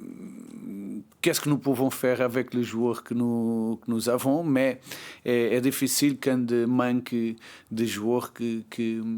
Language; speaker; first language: French; non-native, learner; Portuguese